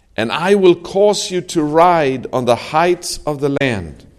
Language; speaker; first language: English; non-native, fluent; Swedish